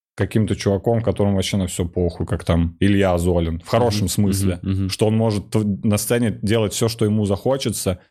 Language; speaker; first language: Russian; native; Russian